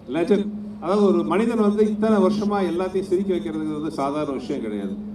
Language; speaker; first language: Tamil; native; Tamil